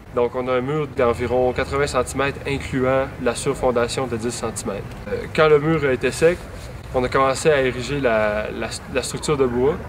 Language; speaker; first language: French; native; French